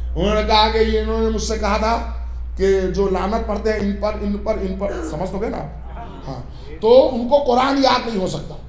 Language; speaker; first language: Urdu; native; Urdu